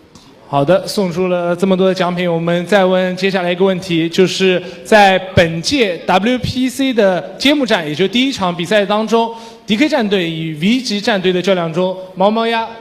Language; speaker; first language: Chinese; native; Chinese